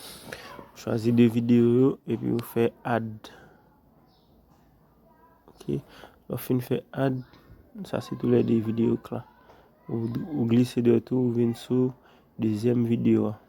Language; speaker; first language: French; non-native, learner; Haitian Creole